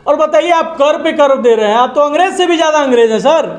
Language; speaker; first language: Hindi; native; Hindi